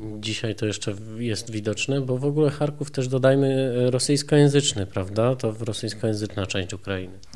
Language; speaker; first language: Polish; native; Polish